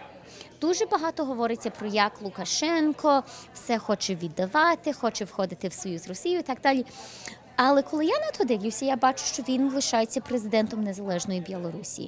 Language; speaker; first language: Ukrainian; early bilingual, heritage; Ukrainian